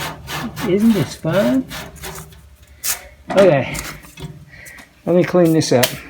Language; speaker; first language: English; native; English